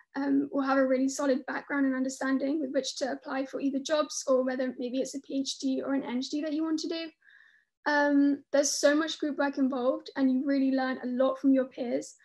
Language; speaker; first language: English; native; English